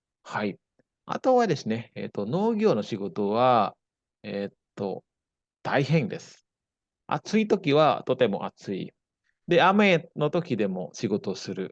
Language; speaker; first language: Japanese; non-native, fluent; Indonesian